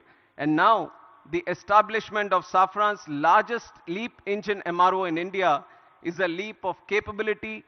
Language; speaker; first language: English; non-native, local second language; Telugu